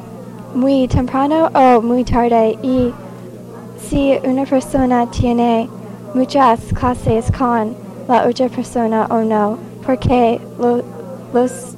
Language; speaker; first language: Spanish; non-native, learner; English